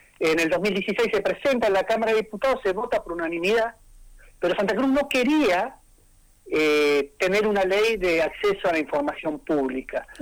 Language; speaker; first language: Spanish; native; Spanish